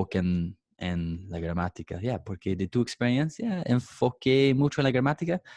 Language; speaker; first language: Spanish; non-native, fluent; English